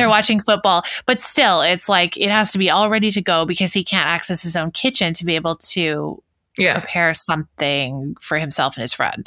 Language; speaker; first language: English; native; English